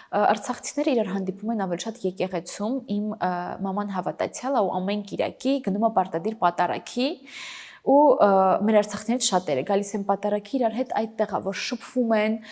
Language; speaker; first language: Armenian; native; Armenian